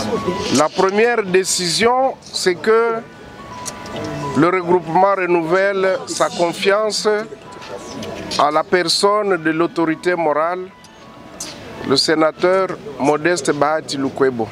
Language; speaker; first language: French; non-native, local second language; Lingala